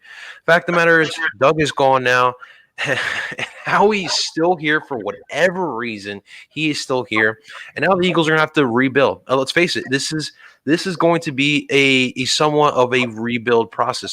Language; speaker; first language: English; native; English